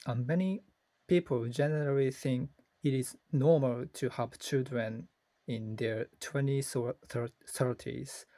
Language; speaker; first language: English; non-native, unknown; Japanese